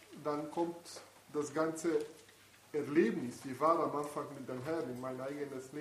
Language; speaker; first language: German; non-native, fluent; Italian